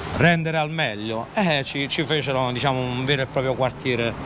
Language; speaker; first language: Italian; native; Italian